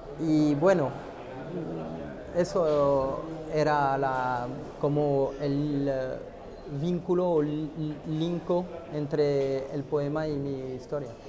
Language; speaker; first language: Spanish; non-native, fluent; French